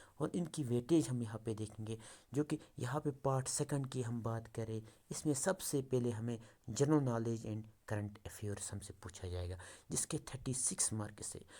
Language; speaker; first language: Urdu; non-native, local second language; Kashmiri